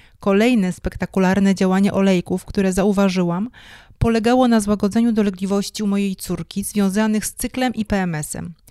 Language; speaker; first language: Polish; native; Polish